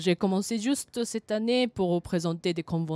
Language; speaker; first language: French; non-native, fluent; Japanese